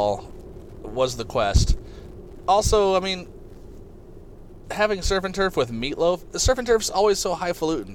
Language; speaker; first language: English; native; English